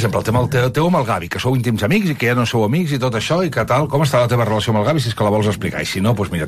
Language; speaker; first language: Catalan; native; Catalan